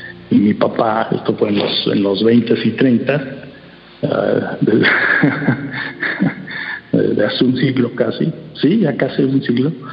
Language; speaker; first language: Spanish; early bilingual, heritage; Spanish